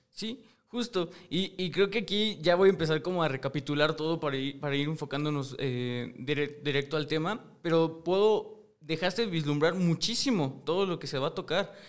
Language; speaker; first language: Spanish; native; Spanish